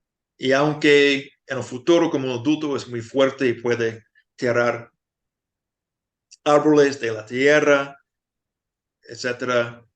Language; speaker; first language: Spanish; non-native, fluent; English